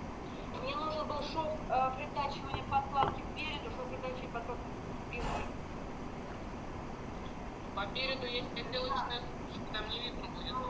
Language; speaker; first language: Russian; native; Russian